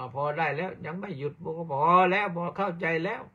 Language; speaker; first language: Thai; native; Thai